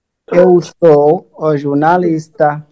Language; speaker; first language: Portuguese; non-native, learner; Haitian Creole